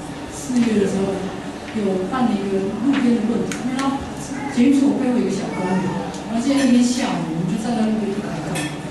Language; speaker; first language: Chinese; native; Chinese